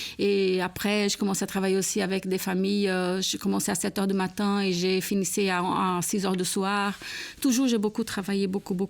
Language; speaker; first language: French; non-native, fluent; Portuguese